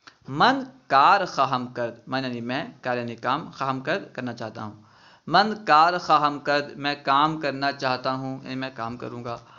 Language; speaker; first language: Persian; non-native, fluent; Urdu